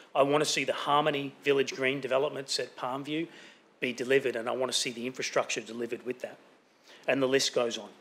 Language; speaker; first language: English; native; English